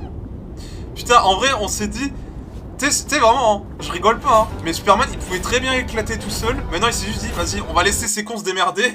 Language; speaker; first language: French; native; French